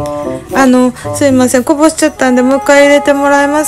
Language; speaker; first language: Japanese; native; Japanese